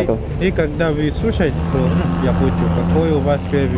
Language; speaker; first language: Russian; non-native, learner; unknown